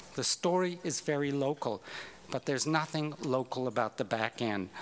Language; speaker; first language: English; native; English